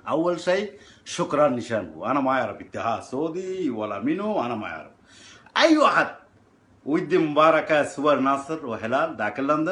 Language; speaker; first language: Arabic; non-native, learner; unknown